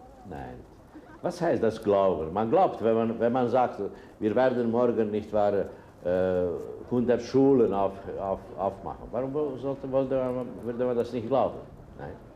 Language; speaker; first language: German; non-native, fluent; Serbian